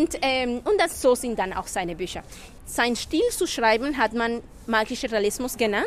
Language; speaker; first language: German; non-native, fluent; Spanish